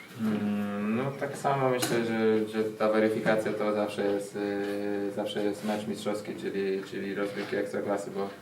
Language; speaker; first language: Polish; native; Polish